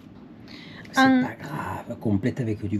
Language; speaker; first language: French; native; French